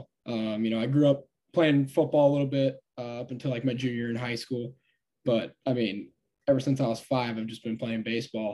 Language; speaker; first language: English; native; English